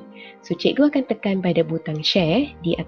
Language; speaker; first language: Malay; native; Malay